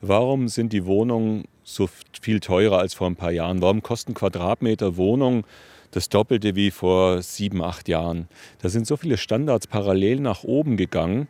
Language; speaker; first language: German; native; German